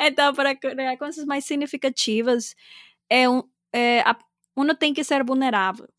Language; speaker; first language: Portuguese; non-native, fluent; Spanish